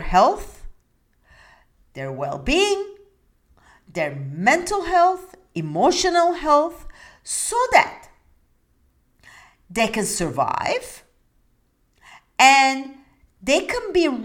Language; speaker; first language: English; non-native, fluent; Turkish